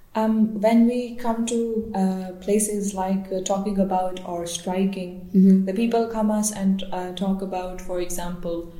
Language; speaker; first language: English; non-native, local second language; Baluchi